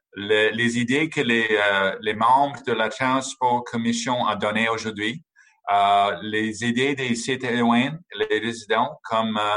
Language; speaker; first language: French; non-native, fluent; English